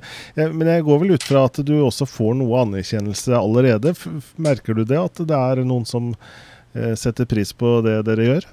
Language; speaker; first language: Norwegian; native; Norwegian